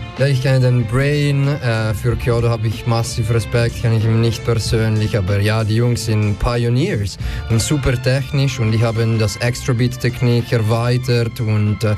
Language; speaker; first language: German; non-native, fluent; Italian